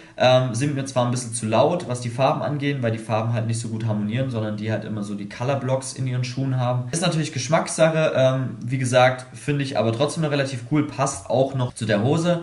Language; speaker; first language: German; native; German